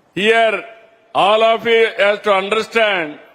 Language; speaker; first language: English; non-native, local second language; Telugu